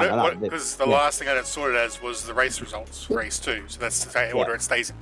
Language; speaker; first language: English; native; English